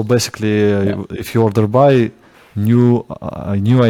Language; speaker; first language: English; non-native, fluent; Russian